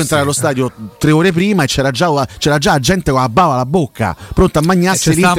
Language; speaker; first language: Italian; native; Italian